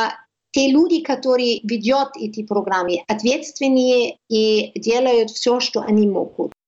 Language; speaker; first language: Russian; non-native, learner; German